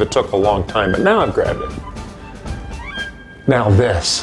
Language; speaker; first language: English; native; English